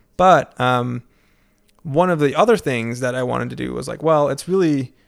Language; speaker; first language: English; non-native, fluent; Dutch